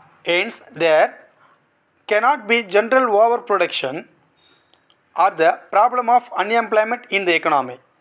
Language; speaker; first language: English; non-native, local second language; Tamil